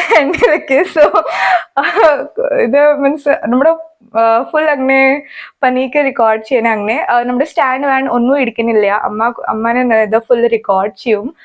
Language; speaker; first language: Malayalam; non-native, learner; Hindi